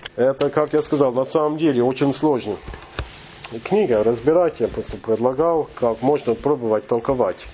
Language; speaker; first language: Russian; non-native, fluent; English